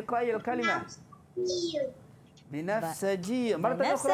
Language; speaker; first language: Arabic; non-native, fluent; Malay